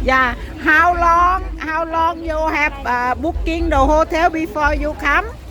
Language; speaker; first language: English; non-native, learner; Thai